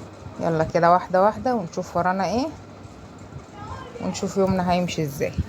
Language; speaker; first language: Arabic; native; Arabic